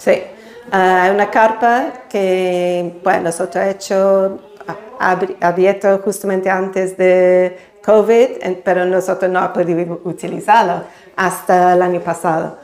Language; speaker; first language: Spanish; non-native, fluent; English